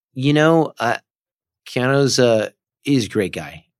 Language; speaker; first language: English; native; English